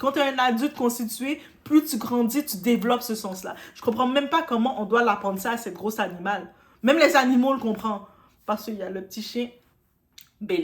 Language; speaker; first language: French; native; French